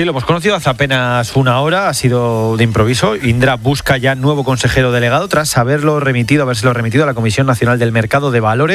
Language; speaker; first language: Spanish; native; Spanish